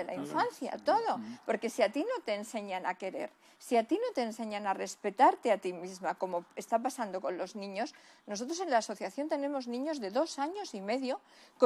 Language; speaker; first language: Spanish; native; Spanish